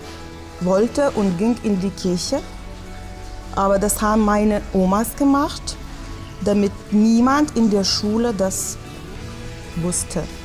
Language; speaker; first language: German; non-native, fluent; Lithuanian